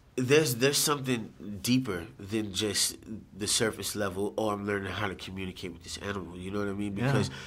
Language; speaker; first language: English; native; English